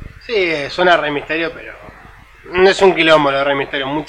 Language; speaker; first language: Spanish; native; Spanish